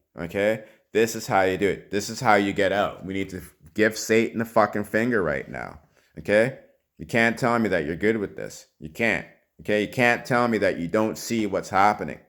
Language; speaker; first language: English; native; English